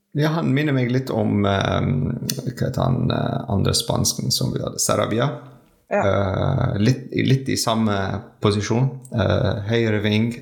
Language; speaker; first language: Norwegian; non-native, learner; French